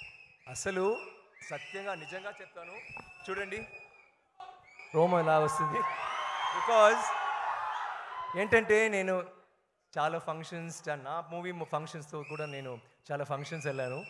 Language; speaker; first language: Telugu; non-native, learner; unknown